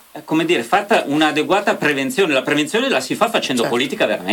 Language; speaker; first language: Italian; native; Italian